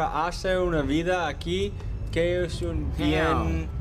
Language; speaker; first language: Spanish; non-native, learner; English